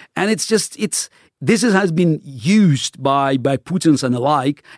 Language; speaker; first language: English; non-native, fluent; Russian